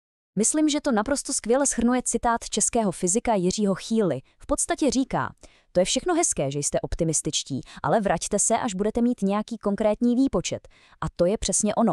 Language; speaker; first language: Czech; native; Czech